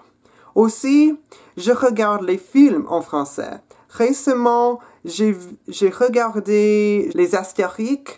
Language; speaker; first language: French; non-native, local second language; English